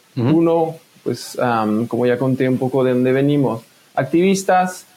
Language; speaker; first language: Spanish; non-native, fluent; French